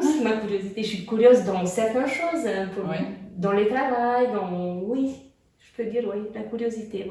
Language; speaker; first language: French; non-native, fluent; Romanian